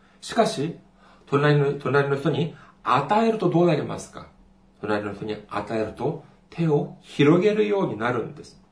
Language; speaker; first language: Japanese; non-native, fluent; Korean